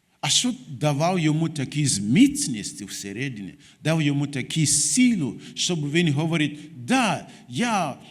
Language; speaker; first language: Ukrainian; non-native, fluent; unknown